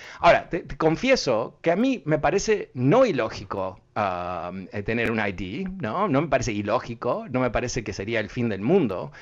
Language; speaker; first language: Spanish; early bilingual, heritage; Spanish